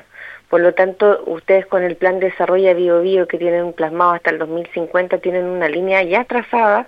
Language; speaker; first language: Spanish; native; Spanish